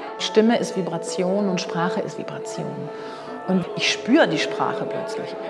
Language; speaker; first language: German; native; German